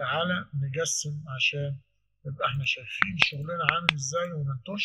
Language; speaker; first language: Arabic; native; Arabic